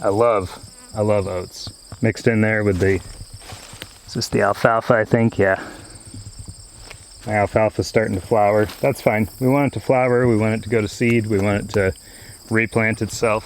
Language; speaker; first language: English; native; English